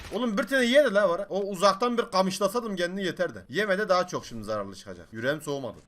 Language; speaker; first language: Turkish; native; Turkish